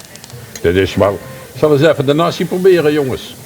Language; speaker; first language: Dutch; native; Dutch